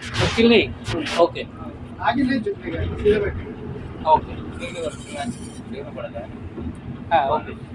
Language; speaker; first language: Hindi; non-native, learner; Bangla